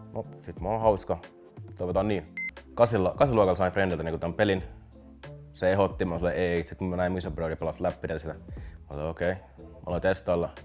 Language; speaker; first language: Finnish; early bilingual, other home language; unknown